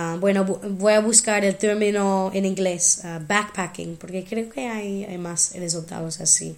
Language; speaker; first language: Spanish; non-native, fluent; English